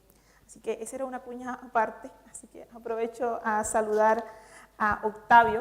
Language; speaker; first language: Spanish; native; Spanish